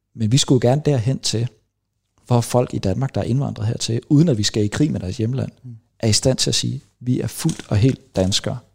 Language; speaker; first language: Danish; native; Danish